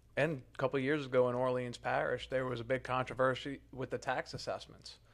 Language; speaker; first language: English; native; English